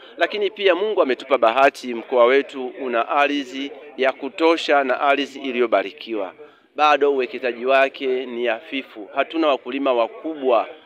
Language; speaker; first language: Swahili; native; Swahili